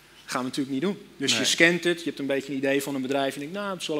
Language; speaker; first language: Dutch; native; Dutch